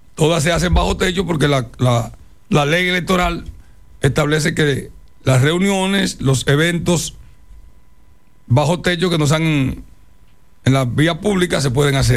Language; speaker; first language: Spanish; native; Spanish